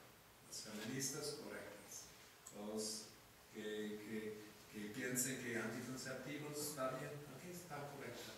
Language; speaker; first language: Spanish; non-native, fluent; English